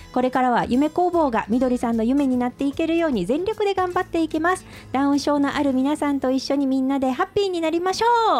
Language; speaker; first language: Japanese; native; Japanese